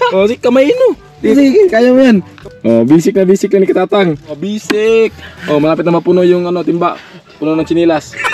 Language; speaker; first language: Filipino; non-native, local second language; Cebuano